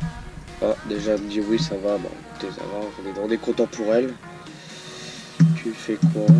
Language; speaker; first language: French; native; French